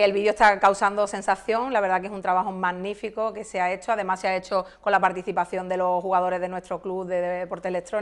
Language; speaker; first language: Spanish; native; Spanish